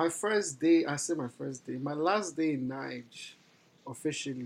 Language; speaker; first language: English; non-native, local second language; Yoruba